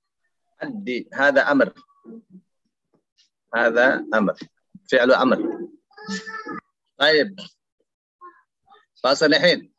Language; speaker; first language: Arabic; non-native, fluent; Indonesian